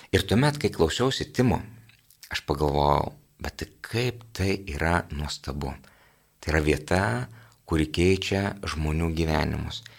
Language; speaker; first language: Lithuanian; native; Lithuanian